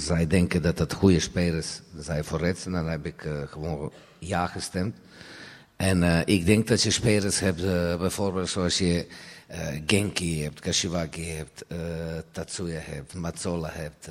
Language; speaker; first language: Dutch; non-native, fluent; Serbian